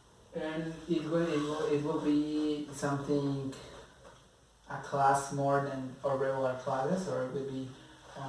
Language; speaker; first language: English; non-native, learner; Spanish